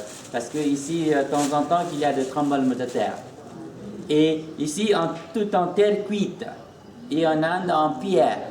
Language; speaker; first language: French; non-native, fluent; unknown